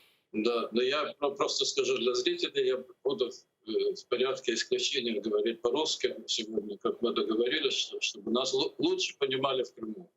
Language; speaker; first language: Russian; native; Russian